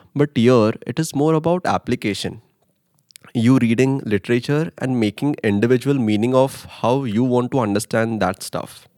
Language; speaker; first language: English; non-native, local second language; Hindi